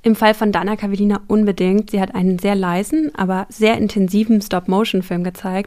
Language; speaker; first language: German; native; German